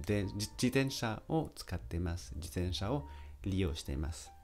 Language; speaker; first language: Japanese; non-native, fluent; French